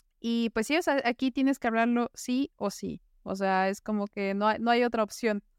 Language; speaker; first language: Spanish; native; Spanish